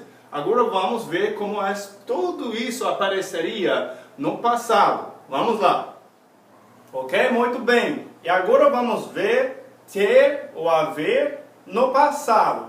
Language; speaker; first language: Portuguese; non-native, fluent; English